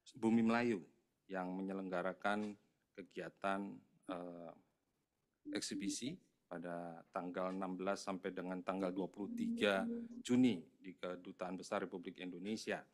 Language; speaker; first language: Indonesian; native; Indonesian